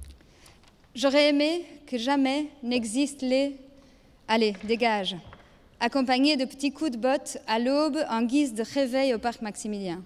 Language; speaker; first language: French; native; French